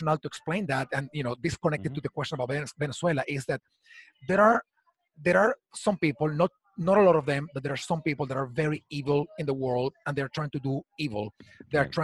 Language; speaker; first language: English; non-native, fluent; Spanish